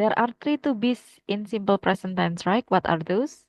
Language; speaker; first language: English; non-native, fluent; Indonesian